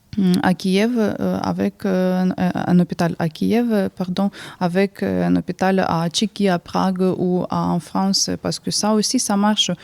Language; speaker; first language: French; early bilingual, heritage; Ukrainian